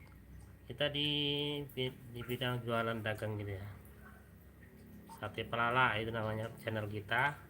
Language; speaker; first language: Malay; non-native, local second language; Minangkabau